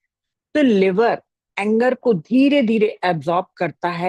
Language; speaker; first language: Hindi; native; Hindi